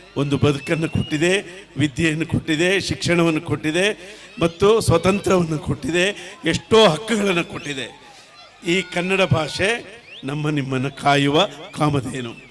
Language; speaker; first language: Kannada; non-native, local second language; Telugu